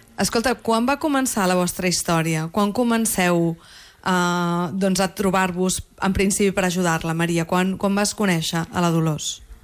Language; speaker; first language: Catalan; native; Catalan